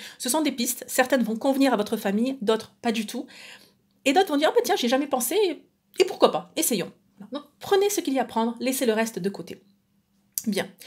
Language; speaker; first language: French; native; French